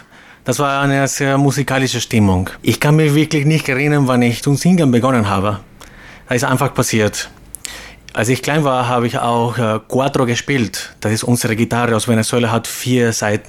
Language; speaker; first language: German; non-native, fluent; Spanish